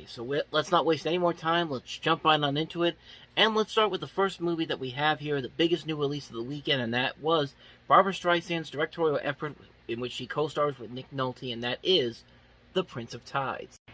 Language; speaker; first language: English; native; English